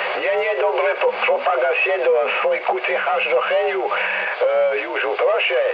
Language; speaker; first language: Polish; non-native, learner; French